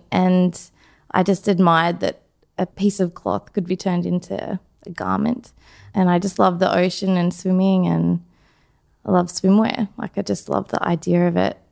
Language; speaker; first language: English; native; English